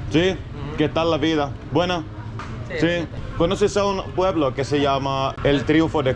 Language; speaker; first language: Spanish; non-native, learner; Finnish